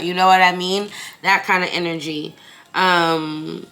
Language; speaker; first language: English; native; English